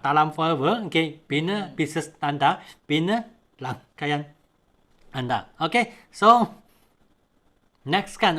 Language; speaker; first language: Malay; non-native, local second language; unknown